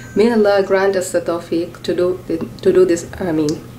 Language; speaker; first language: English; non-native, local second language; Urdu